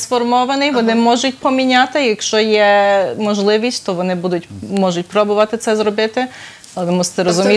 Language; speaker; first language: Ukrainian; early bilingual, heritage; Ukrainian